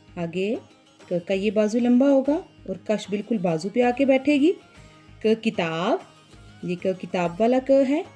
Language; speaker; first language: Hindi; non-native, local second language; Punjabi